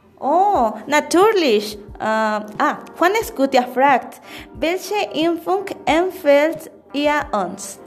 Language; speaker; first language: German; non-native, learner; Spanish